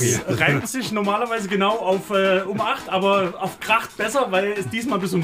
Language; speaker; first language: German; native; German